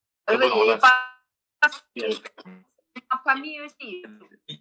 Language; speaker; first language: French; non-native, learner; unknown